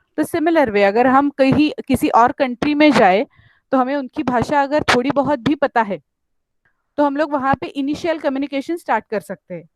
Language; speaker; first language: Hindi; non-native, local second language; Marathi